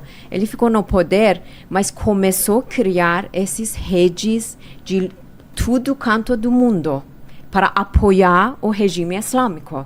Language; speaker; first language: Portuguese; non-native, fluent; Persian